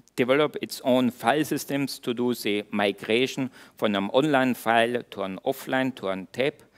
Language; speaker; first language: English; non-native, fluent; German